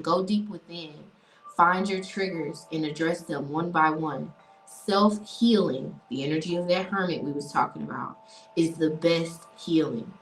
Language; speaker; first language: English; native; English